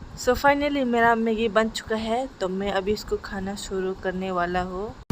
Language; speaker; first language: Hindi; non-native, local second language; Kok Borok